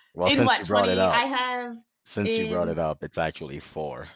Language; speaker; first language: English; early bilingual, other home language; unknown